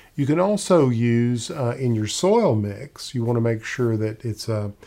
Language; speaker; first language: English; native; English